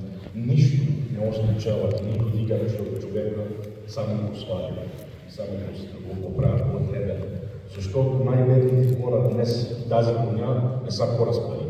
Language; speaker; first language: Bulgarian; non-native, fluent; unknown